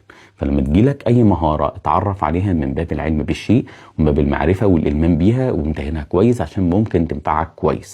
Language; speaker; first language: Arabic; native; Arabic